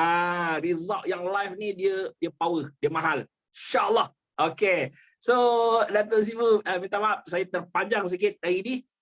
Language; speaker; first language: Malay; native; Malay